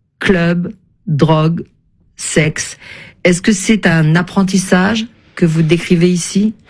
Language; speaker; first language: French; native; French